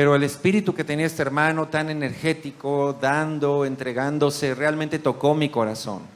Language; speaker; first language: Spanish; native; Spanish